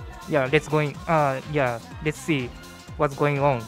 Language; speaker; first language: English; non-native, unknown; Japanese